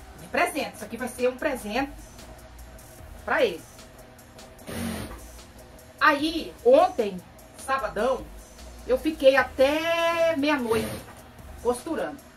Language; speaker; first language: Portuguese; native; Portuguese